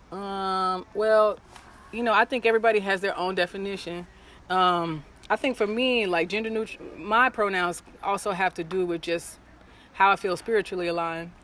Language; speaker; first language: English; native; English